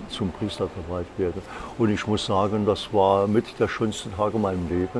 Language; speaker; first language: German; native; German